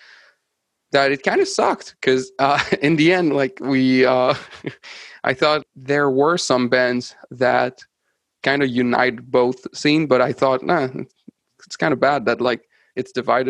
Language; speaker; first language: English; non-native, fluent; French